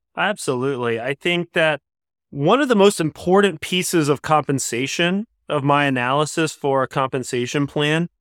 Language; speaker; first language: English; native; English